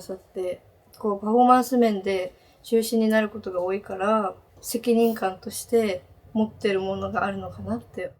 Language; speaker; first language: Japanese; native; Japanese